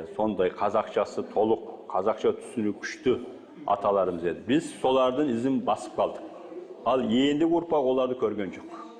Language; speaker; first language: Kazakh; early bilingual, heritage; Kazakh